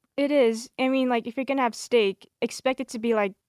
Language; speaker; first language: English; native; English